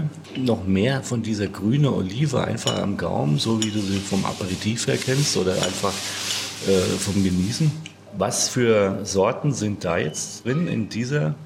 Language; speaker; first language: German; native; German